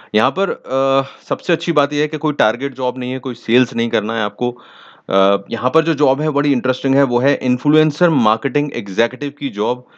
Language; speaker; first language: Hindi; native; Hindi